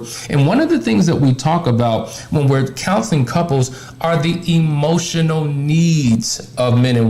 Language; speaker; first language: English; native; English